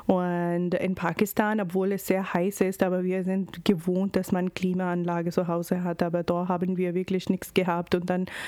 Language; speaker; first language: German; non-native, fluent; Urdu